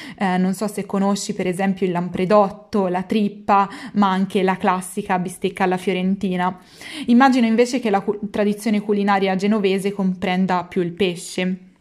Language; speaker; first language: Italian; native; Italian